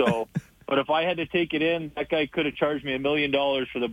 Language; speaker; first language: English; native; English